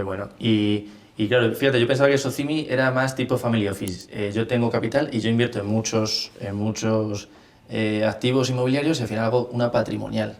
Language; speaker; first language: Spanish; native; Spanish